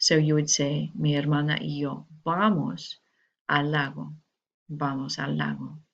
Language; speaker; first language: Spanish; non-native, learner; English